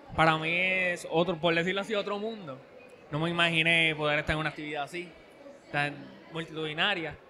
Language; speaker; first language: Spanish; native; Spanish